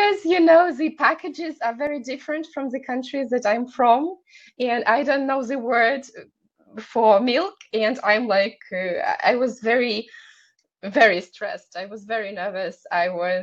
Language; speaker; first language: English; non-native, fluent; Russian